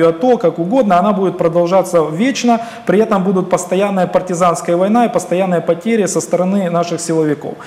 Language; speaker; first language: Russian; native; Russian